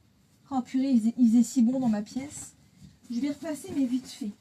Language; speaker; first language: French; native; French